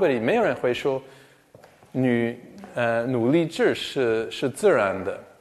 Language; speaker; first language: Chinese; non-native, fluent; English